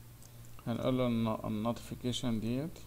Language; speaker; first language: Arabic; native; Arabic